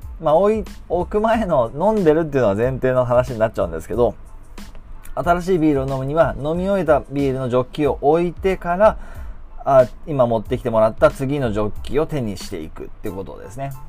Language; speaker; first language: Japanese; native; Japanese